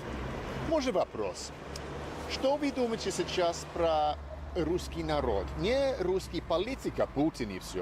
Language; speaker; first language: Russian; non-native, learner; English